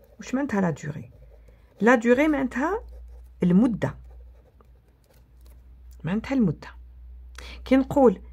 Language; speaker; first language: French; non-native, local second language; Arabic